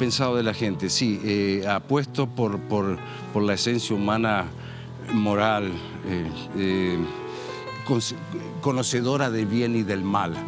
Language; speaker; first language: Spanish; native; Spanish